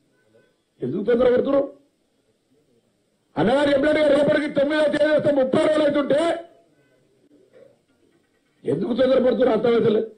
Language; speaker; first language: Telugu; native; Telugu